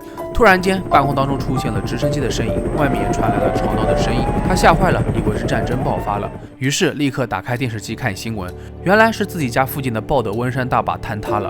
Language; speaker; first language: Chinese; native; Chinese